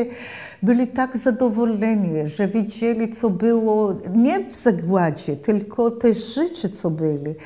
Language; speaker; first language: Polish; early bilingual, heritage; Polish